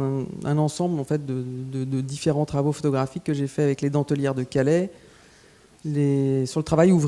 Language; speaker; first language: French; native; French